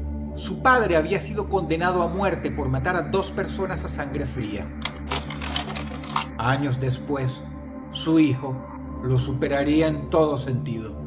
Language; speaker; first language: Spanish; native; Spanish